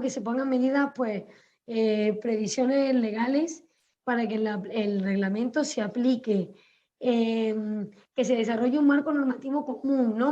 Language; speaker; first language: Spanish; native; Spanish